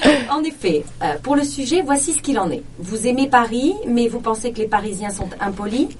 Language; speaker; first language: French; native; French